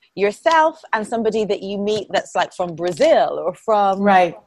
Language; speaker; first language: English; native; English